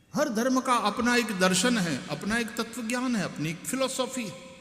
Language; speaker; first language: Hindi; non-native, local second language; Gujarati